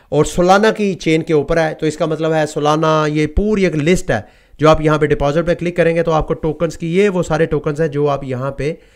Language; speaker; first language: Urdu; native; Urdu